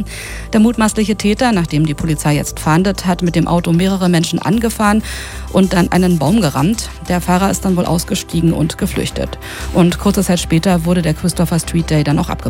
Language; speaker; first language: German; native; German